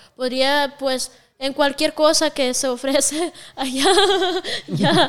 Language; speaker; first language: Spanish; non-native, fluent; Russian